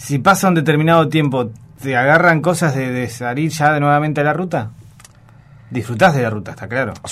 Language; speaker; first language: Spanish; native; Spanish